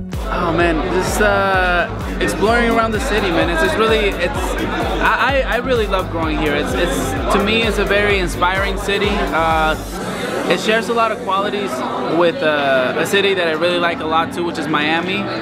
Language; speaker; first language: English; early bilingual, other home language; Spanish